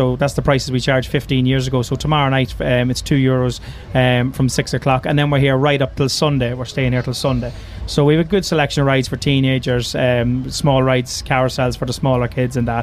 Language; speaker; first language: English; native; English